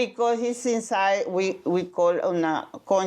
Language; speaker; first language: English; non-native, learner; Spanish